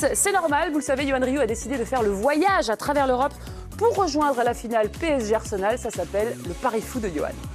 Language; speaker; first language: French; native; French